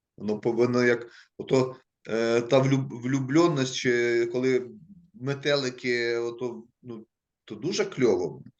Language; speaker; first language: Ukrainian; non-native, local second language; Russian